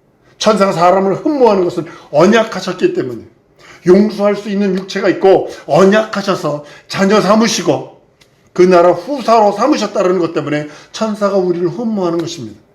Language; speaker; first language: Korean; native; Korean